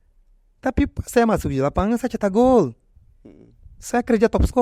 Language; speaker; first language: Indonesian; non-native, fluent; Portuguese